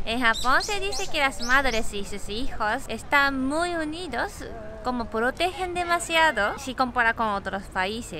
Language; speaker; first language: Spanish; non-native, learner; Japanese